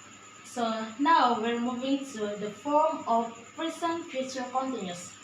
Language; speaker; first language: English; non-native, learner; Indonesian